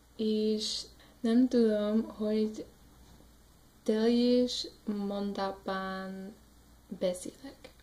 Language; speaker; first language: Hungarian; non-native, learner; English